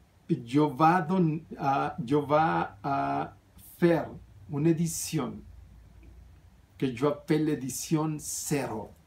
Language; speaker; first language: French; non-native, fluent; Spanish